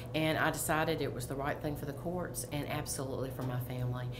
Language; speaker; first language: English; native; English